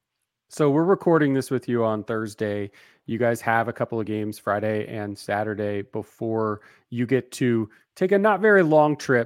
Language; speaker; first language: English; native; English